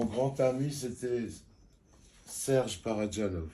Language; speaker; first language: French; non-native, fluent; Georgian